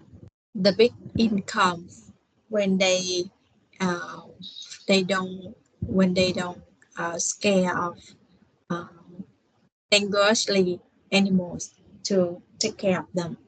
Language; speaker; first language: English; non-native, learner; Vietnamese